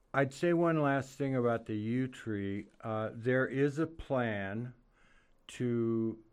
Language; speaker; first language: English; native; English